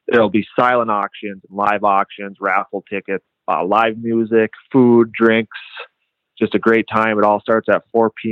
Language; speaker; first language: English; native; English